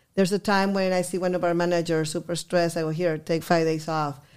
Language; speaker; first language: English; non-native, fluent; Spanish